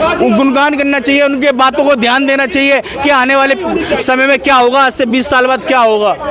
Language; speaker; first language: Hindi; native; Hindi